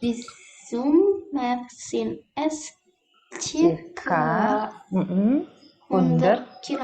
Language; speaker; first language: German; non-native, learner; Indonesian